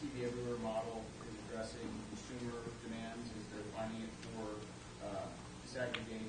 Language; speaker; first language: English; non-native, fluent; Spanish